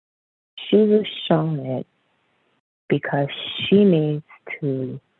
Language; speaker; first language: English; native; English